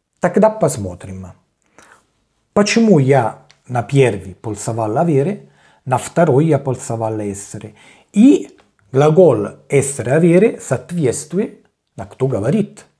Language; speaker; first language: Russian; non-native, learner; Italian